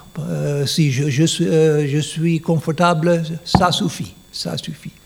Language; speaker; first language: French; non-native, learner; English